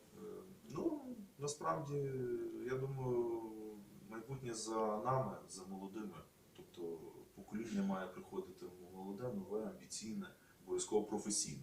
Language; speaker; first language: Ukrainian; native; Ukrainian